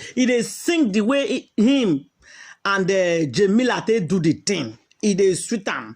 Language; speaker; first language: Nigerian Pidgin; native; Nigerian Pidgin